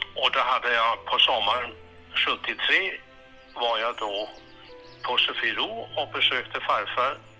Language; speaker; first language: Swedish; early bilingual, heritage; Swedish